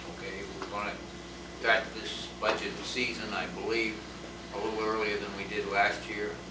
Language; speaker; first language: English; native; English